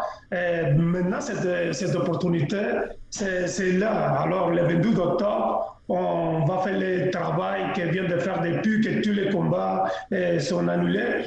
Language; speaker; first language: French; non-native, fluent; Spanish